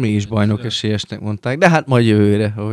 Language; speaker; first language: Hungarian; native; Hungarian